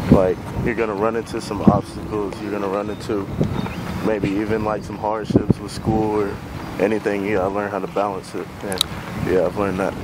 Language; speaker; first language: English; native; English